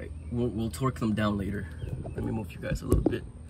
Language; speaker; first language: English; early bilingual, other home language; Spanish